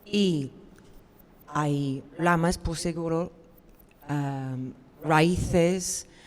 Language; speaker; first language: Spanish; non-native, fluent; English